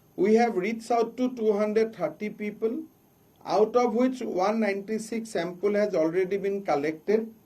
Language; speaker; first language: English; non-native, local second language; Assamese